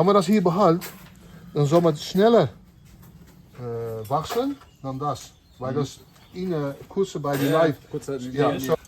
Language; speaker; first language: German; non-native, learner; Dutch